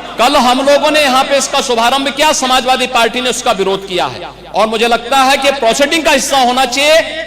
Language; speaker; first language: Hindi; native; Hindi